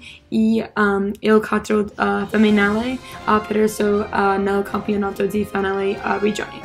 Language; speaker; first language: Italian; non-native, learner; English